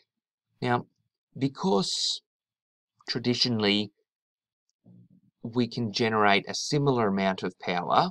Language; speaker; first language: English; native; English